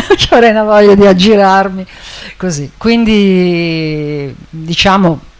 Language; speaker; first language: Italian; native; Italian